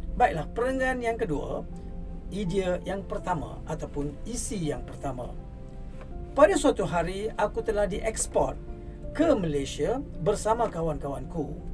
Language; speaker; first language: Malay; non-native, local second language; Tamil